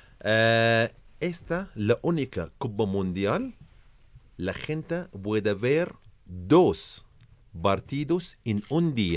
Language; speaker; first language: Spanish; non-native, learner; Arabic